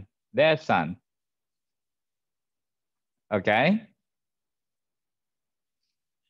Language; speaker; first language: Swedish; non-native, fluent; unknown